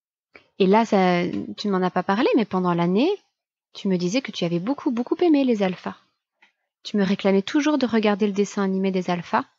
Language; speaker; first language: French; native; French